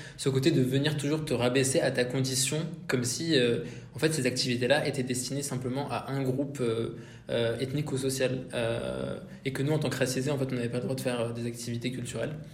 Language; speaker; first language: French; native; French